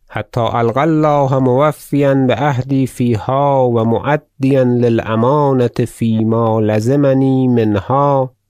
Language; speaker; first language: Arabic; non-native, fluent; Persian